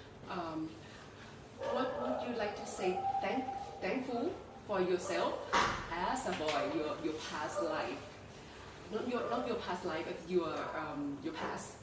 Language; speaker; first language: English; non-native, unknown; Thai